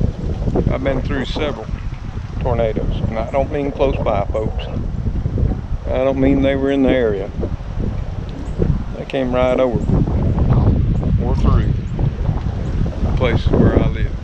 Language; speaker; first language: English; native; English